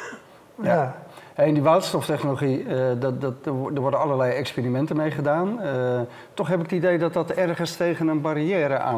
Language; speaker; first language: Dutch; native; Dutch